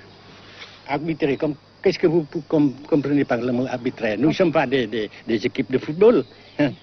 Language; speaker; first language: French; non-native, fluent; Vietnamese